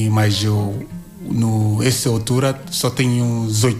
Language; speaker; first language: Portuguese; non-native, learner; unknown